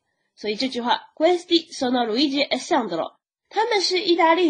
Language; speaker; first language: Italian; non-native, fluent; Chinese